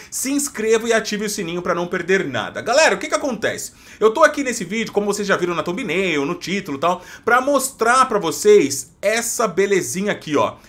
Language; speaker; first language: Portuguese; native; Portuguese